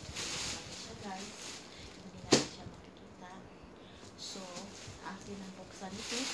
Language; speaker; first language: Filipino; non-native, local second language; Cebuano